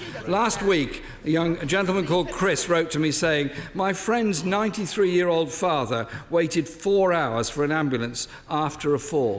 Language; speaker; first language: English; native; English